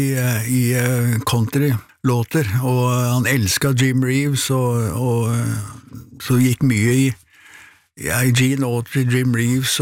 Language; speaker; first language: Norwegian; native; Norwegian